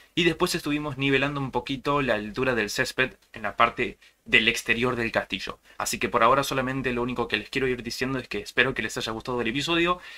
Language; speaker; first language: Spanish; native; Spanish